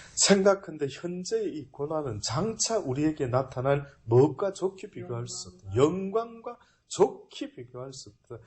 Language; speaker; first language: Korean; native; Korean